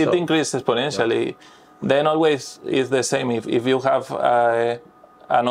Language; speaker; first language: English; non-native, fluent; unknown